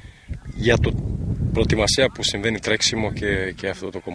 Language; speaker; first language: Greek; non-native, learner; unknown